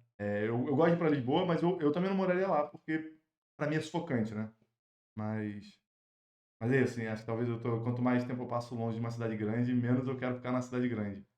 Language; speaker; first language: Portuguese; native; Portuguese